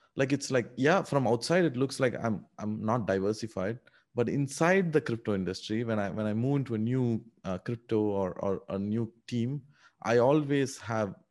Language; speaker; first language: English; non-native, local second language; Tamil